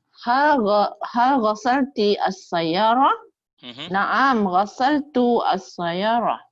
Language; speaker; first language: Arabic; non-native, learner; Malay